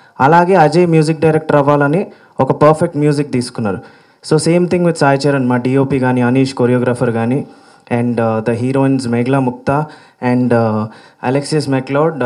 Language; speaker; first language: Telugu; native; Telugu